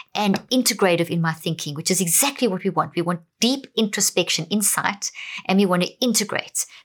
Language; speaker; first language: English; native; English